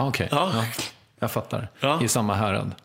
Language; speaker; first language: Swedish; native; Swedish